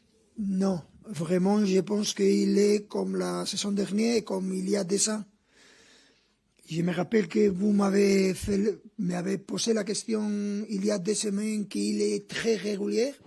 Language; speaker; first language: French; non-native, fluent; Spanish